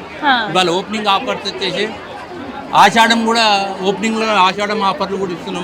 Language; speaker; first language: Telugu; native; Telugu